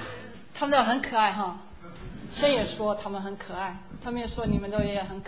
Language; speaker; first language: Chinese; non-native, fluent; English